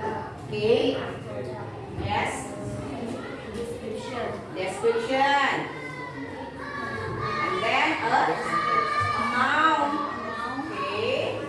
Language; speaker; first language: English; non-native, learner; Indonesian